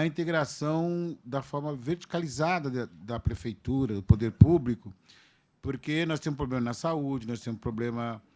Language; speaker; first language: Portuguese; native; Portuguese